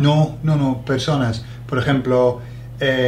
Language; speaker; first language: Spanish; non-native, fluent; English